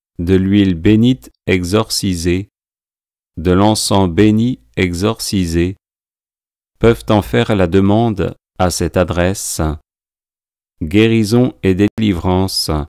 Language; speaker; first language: French; native; French